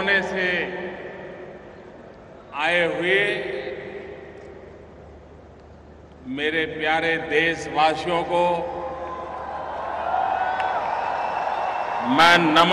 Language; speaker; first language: Hindi; non-native, local second language; Gujarati